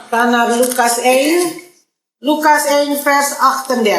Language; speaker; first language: Dutch; non-native, learner; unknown